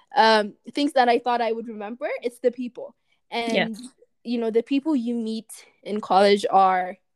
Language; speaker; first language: English; non-native, fluent; Amharic